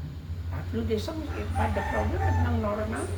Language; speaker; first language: French; non-native, learner; Indonesian